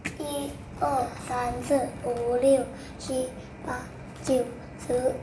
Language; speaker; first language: Chinese; non-native, learner; Thai